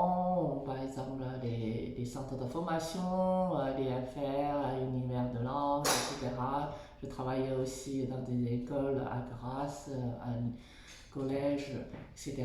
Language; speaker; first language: French; non-native, fluent; Chinese